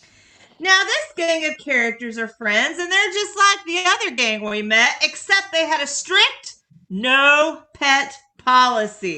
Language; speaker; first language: English; native; English